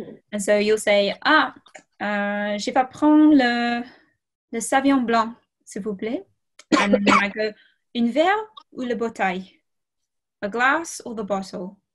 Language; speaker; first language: French; non-native, fluent; English